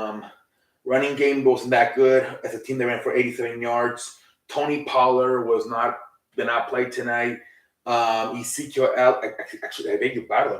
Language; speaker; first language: English; native; English